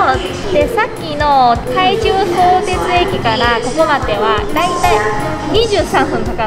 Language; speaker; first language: Japanese; non-native, fluent; Chinese